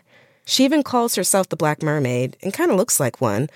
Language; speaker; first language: English; native; English